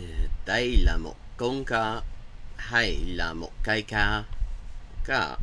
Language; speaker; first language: Vietnamese; non-native, learner; English